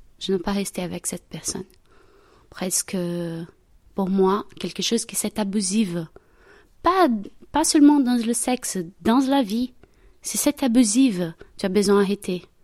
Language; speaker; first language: French; non-native, learner; Portuguese